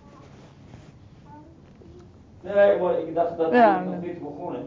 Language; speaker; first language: Dutch; non-native, learner; Arabic